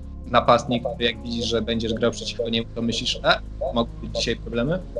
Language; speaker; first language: Polish; native; Polish